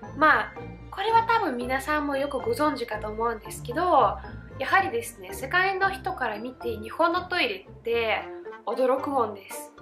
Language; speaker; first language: Japanese; non-native, fluent; Russian